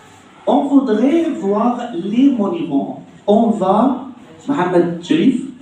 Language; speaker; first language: French; non-native, fluent; Arabic